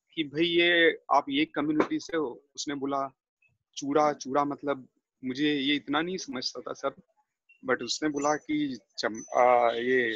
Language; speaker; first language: Hindi; native; Hindi